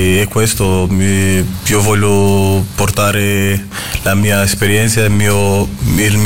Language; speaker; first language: Italian; non-native, fluent; Portuguese